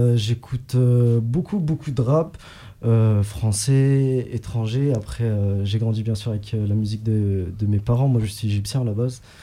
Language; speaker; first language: French; early bilingual, other home language; Arabic